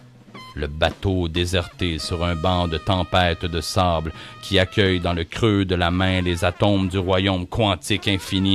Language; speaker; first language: French; native; French